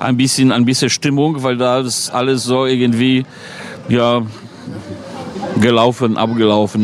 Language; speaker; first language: German; non-native, fluent; Polish